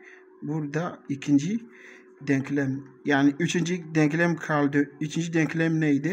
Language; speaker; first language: Turkish; non-native, learner; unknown